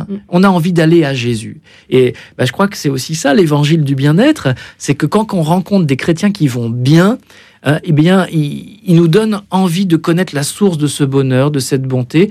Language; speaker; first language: French; native; French